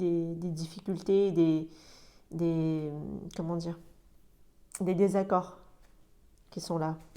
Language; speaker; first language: French; native; French